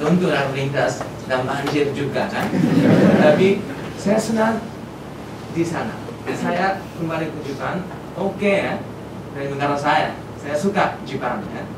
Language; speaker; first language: Indonesian; non-native, fluent; Japanese